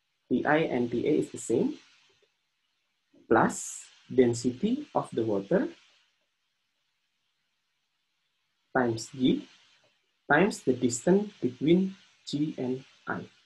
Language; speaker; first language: English; non-native, fluent; Indonesian